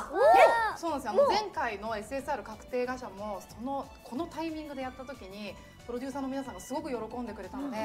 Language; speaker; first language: Japanese; native; Japanese